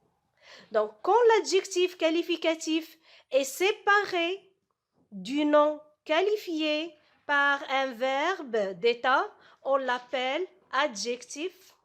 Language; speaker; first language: French; non-native, local second language; Arabic